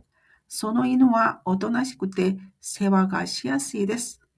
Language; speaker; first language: Japanese; non-native, fluent; Korean